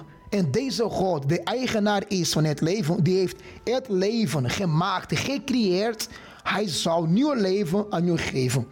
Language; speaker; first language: Dutch; non-native, fluent; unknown